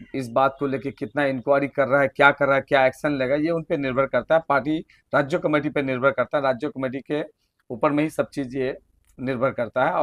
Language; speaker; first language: Hindi; non-native, local second language; Bangla